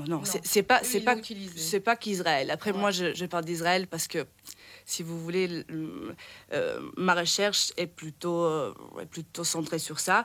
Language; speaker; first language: French; non-native, fluent; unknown